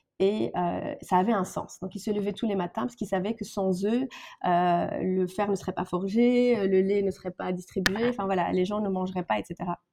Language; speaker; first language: French; non-native, local second language; Arabic